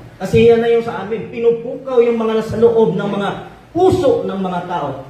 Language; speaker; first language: Filipino; non-native, local second language; Cebuano